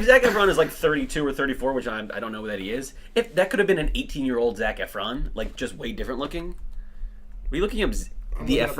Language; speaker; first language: English; native; English